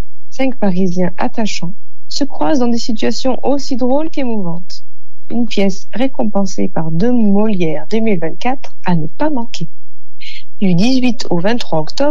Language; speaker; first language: French; native; French